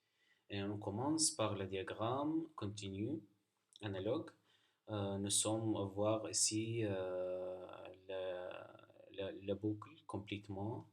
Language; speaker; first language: French; non-native, learner; Arabic